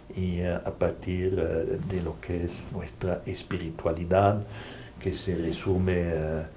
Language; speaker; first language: Spanish; non-native, fluent; German